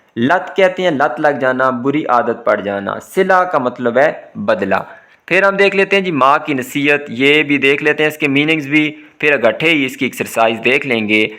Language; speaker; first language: Urdu; native; Urdu